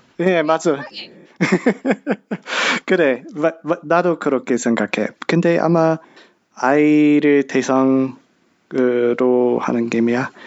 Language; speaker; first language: Korean; non-native, learner; English